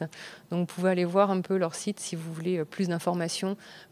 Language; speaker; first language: French; native; French